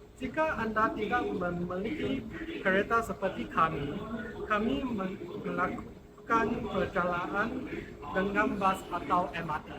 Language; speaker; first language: Malay; non-native, local second language; Chinese